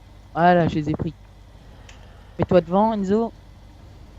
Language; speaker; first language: French; native; French